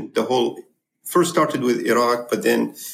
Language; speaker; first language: English; non-native, fluent; Arabic